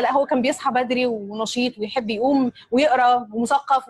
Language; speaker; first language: Arabic; native; Arabic